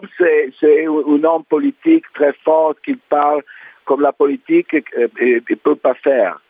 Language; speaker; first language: French; non-native, learner; Italian